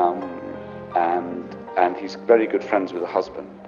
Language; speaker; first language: English; native; English